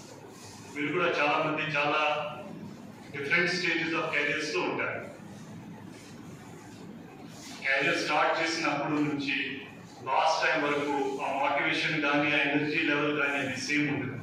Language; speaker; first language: Telugu; native; Telugu